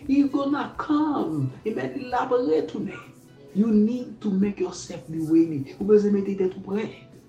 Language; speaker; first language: English; non-native, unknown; Haitian Creole